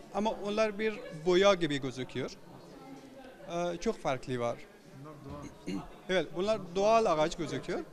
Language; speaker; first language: Turkish; non-native, learner; Persian